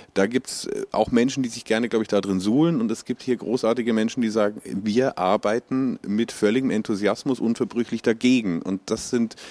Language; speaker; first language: German; native; German